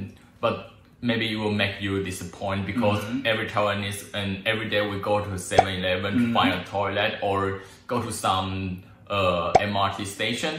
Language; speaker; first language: English; non-native, learner; Chinese